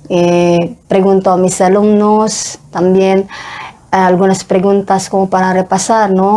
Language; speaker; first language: Spanish; non-native, fluent; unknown